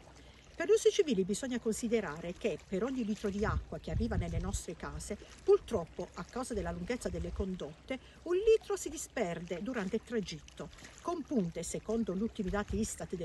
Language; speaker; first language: Italian; native; Italian